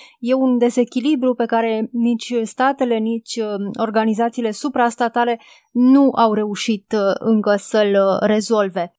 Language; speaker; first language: Romanian; native; Romanian